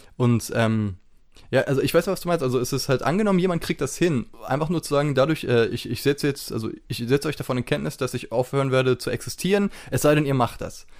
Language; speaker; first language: German; native; German